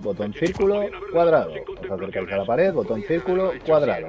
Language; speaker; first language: Spanish; native; Spanish